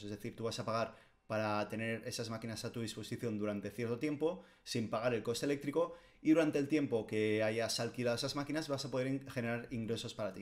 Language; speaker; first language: Spanish; native; Spanish